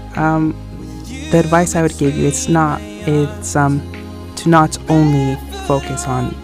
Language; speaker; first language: English; native; English